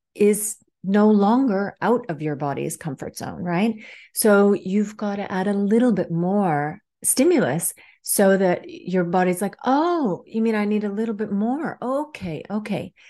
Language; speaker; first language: English; native; English